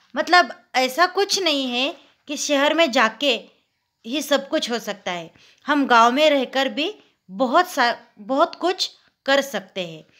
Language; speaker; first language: Hindi; non-native, local second language; Marathi